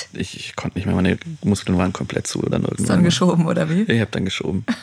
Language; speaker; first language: German; native; German